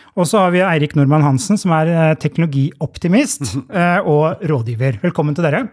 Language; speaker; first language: Norwegian; native; Norwegian